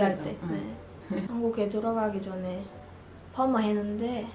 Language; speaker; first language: Korean; non-native, learner; Filipino